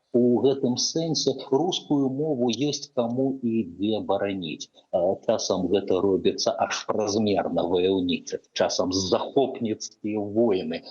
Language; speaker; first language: Belarusian; non-native, local second language; Russian